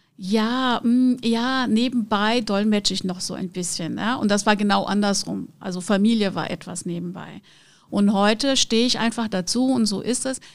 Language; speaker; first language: German; non-native, fluent; Portuguese